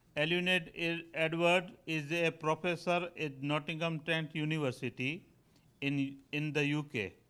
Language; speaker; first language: English; non-native, local second language; Kachhi